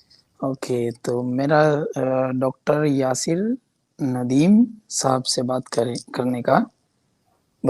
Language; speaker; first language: Hindi; non-native, local second language; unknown